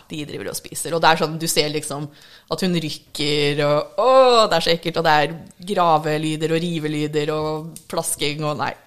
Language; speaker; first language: Norwegian; early bilingual, other home language; English